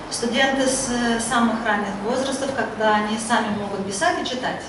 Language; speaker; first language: Polish; non-native, learner; Russian